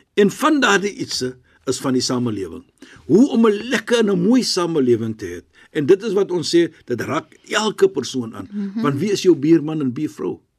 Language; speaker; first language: Afrikaans; non-native, fluent; Arabic